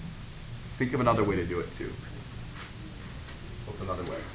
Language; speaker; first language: English; native; English